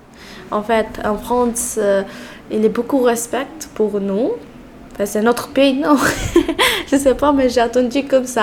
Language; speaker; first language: French; non-native, learner; Albanian